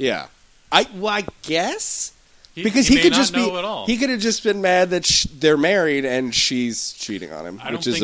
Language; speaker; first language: English; native; English